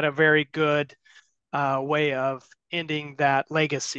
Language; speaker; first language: English; native; English